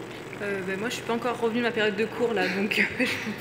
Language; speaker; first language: French; native; French